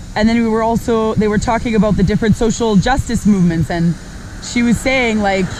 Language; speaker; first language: English; non-native, fluent; French